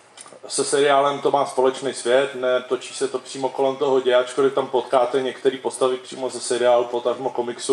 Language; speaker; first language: Czech; native; Czech